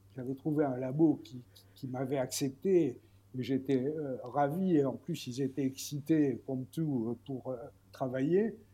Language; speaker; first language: French; native; French